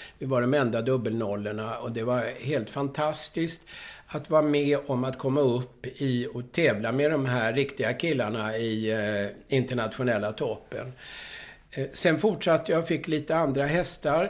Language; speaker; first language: Swedish; native; Swedish